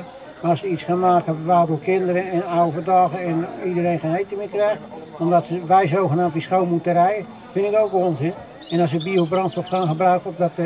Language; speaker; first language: Dutch; native; Dutch